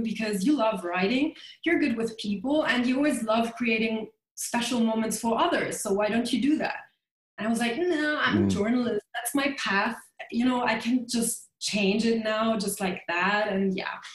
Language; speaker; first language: English; non-native, fluent; German